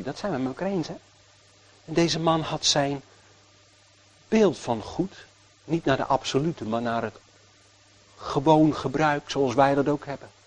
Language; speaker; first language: Dutch; native; Dutch